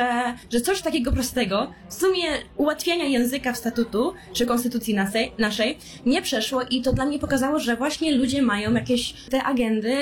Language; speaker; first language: Polish; early bilingual, heritage; Polish